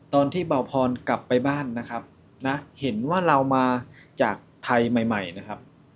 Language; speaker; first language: Thai; native; Thai